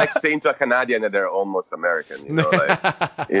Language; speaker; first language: English; non-native, fluent; Italian